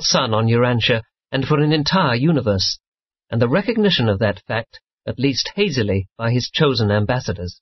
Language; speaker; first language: English; native; English